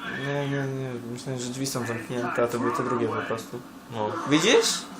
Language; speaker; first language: Polish; native; Polish